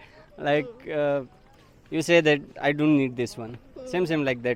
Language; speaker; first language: English; non-native, local second language; Filipino